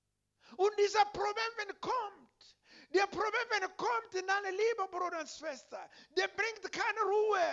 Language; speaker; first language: German; non-native, learner; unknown